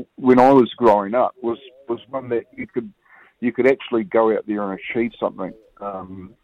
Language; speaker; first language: English; native; English